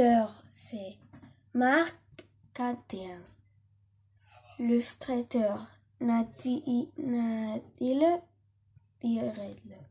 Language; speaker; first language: French; non-native, learner; Catalan